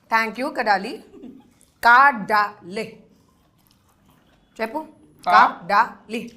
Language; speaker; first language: Telugu; non-native, learner; Hindi